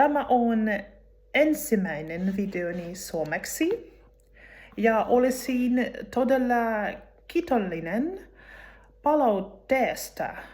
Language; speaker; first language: Finnish; non-native, learner; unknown